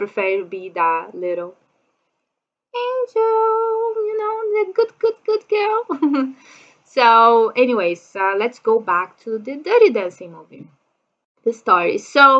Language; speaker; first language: English; non-native, fluent; Portuguese